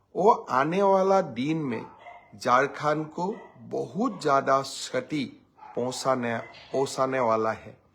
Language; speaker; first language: Hindi; non-native, local second language; Assamese